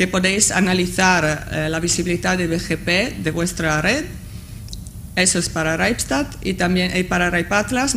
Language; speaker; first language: Spanish; non-native, fluent; Italian